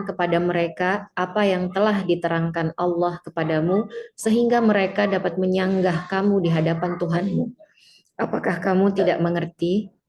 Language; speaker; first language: Indonesian; native; Indonesian